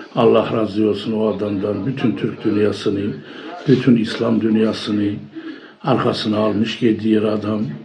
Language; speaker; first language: Turkish; early bilingual, heritage; Turkish